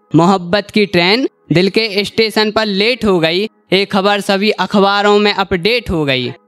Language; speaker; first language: Hindi; native; Hindi